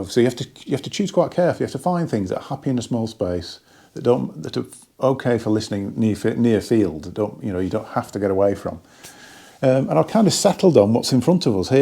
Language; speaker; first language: English; native; English